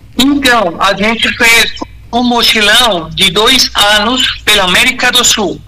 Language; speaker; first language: Portuguese; non-native, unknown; Spanish